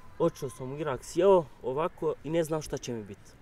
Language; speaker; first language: Croatian; non-native, learner; Kurdish